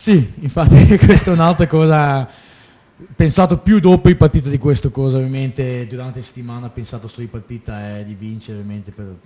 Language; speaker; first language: Italian; non-native, fluent; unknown